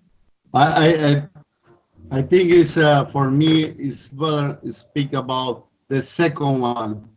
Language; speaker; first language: English; non-native, learner; Spanish